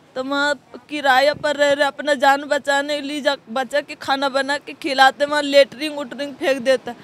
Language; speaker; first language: Hindi; native; Hindi